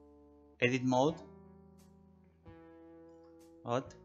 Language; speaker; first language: Russian; non-native, learner; Spanish